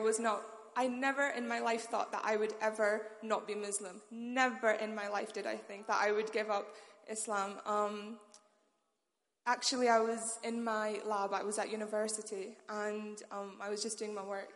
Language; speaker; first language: English; non-native, local second language; Urdu